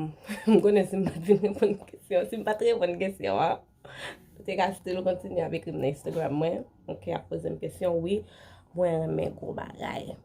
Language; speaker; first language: French; non-native, learner; Haitian Creole